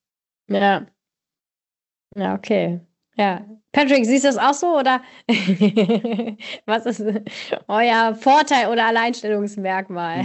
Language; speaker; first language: German; native; German